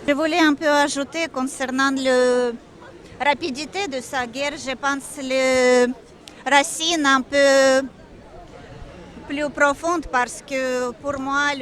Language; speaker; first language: French; non-native, fluent; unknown